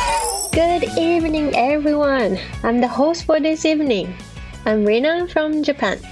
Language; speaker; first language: English; non-native, fluent; Japanese